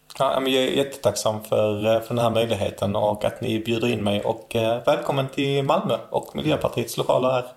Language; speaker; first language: Swedish; early bilingual, other home language; Arabic